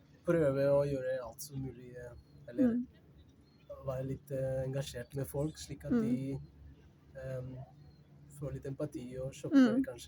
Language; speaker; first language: Norwegian; non-native, fluent; Spanish